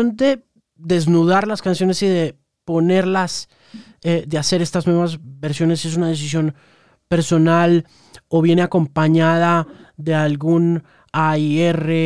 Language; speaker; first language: Spanish; native; Spanish